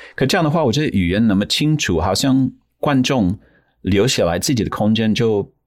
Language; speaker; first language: Chinese; non-native, fluent; English